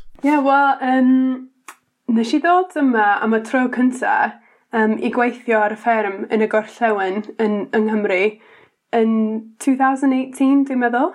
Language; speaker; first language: Welsh; non-native, learner; English